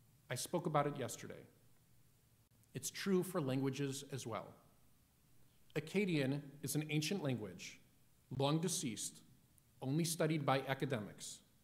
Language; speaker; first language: English; native; English